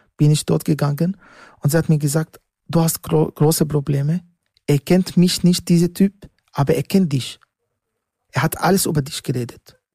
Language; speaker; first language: German; non-native, learner; Arabic